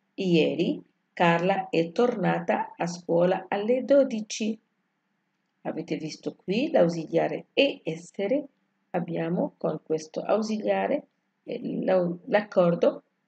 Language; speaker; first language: Italian; non-native, fluent; Arabic